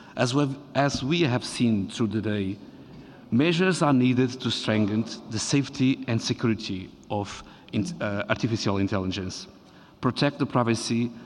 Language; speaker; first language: English; non-native, fluent; Portuguese